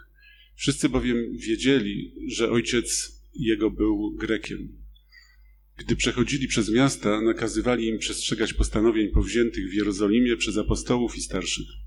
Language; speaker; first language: Polish; native; Polish